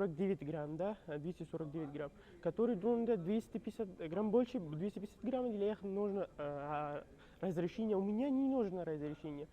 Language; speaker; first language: Russian; non-native, learner; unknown